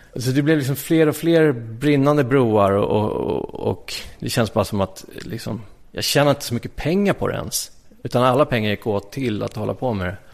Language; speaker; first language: Swedish; native; Swedish